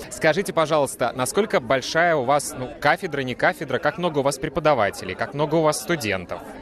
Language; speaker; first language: Russian; native; Russian